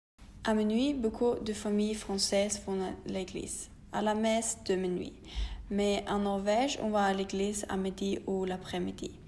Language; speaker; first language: French; non-native, learner; Norwegian